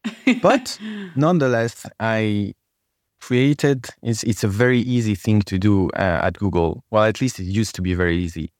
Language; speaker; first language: English; non-native, fluent; French